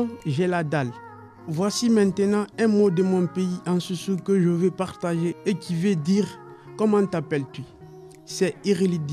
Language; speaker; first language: French; non-native, local second language; Susu